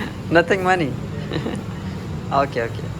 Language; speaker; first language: English; non-native, learner; Urdu